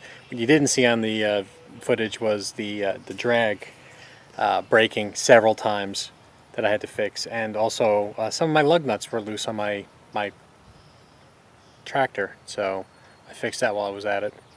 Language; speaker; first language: English; native; English